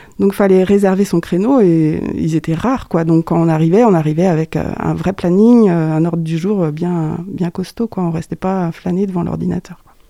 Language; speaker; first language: French; native; French